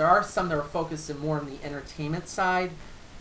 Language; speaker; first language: English; native; English